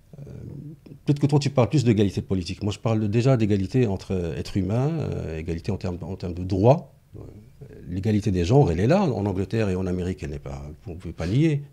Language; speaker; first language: French; non-native, local second language; Arabic